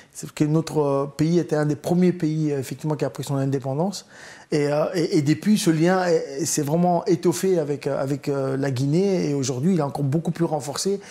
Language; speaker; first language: French; early bilingual, other home language; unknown